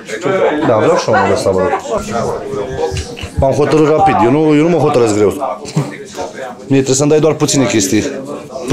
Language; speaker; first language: Romanian; native; Romanian